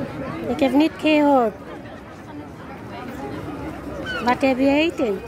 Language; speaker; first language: Dutch; non-native, learner; Bangla